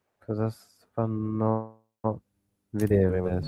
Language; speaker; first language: Italian; native; Italian